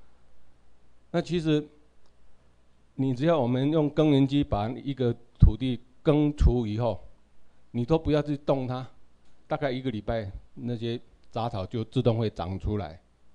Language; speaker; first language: Chinese; non-native, local second language; Min Nan Chinese